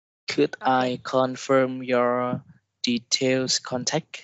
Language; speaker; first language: English; non-native, learner; Vietnamese